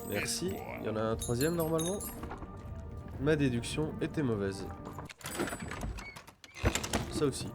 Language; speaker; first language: French; native; French